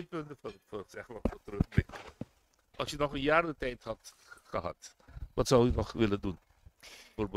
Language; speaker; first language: Dutch; non-native, local second language; Papiamento